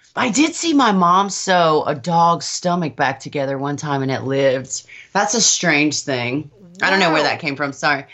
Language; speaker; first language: English; native; English